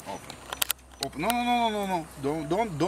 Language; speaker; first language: English; non-native, learner; Russian